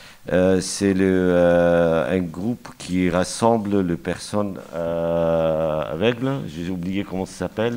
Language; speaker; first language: French; non-native, fluent; Arabic